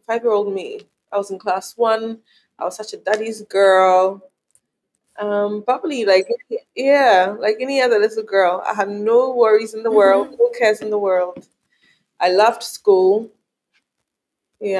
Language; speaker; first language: English; non-native, local second language; Akan